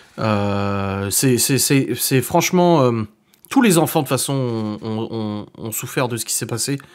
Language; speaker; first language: French; native; French